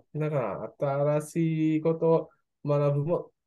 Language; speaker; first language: Japanese; non-native, learner; Indonesian